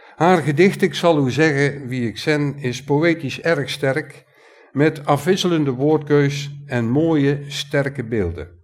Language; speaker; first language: Dutch; native; Dutch